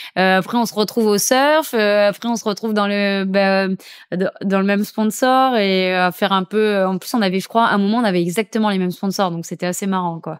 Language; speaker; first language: French; native; French